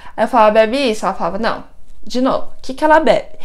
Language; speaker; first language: Portuguese; native; Portuguese